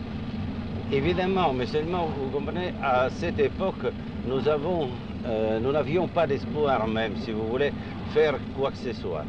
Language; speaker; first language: French; non-native, fluent; Russian